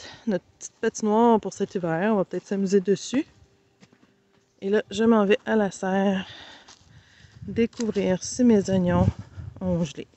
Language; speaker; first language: French; native; French